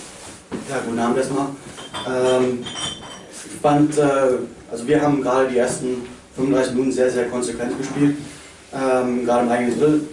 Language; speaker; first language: German; native; German